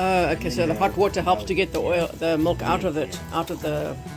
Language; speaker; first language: English; native; English